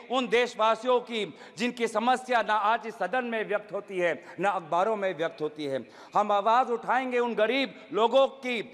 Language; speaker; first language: Hindi; non-native, local second language; Assamese